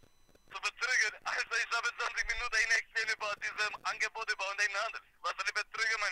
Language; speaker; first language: German; non-native, learner; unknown